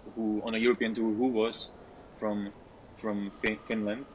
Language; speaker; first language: English; non-native, learner; Czech